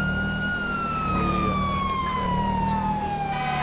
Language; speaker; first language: English; native; English